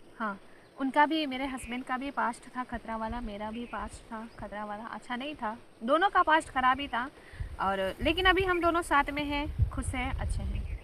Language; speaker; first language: Hindi; non-native, local second language; Sadri